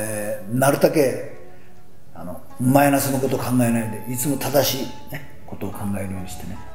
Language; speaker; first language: Japanese; native; Japanese